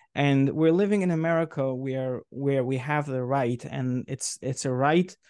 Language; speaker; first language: English; native; English